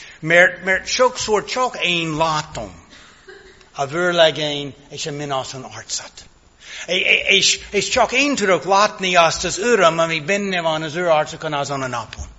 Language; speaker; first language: Hungarian; non-native, fluent; English